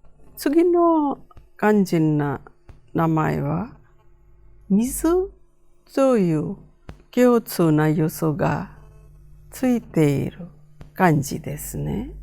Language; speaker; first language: Japanese; non-native, fluent; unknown